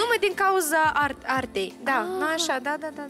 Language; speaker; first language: Romanian; non-native, local second language; Russian